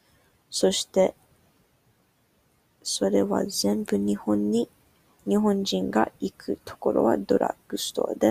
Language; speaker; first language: Japanese; non-native, learner; English